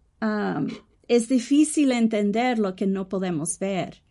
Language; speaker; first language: Spanish; early bilingual, heritage; English